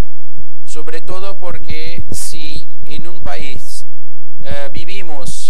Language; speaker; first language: Spanish; non-native, fluent; Portuguese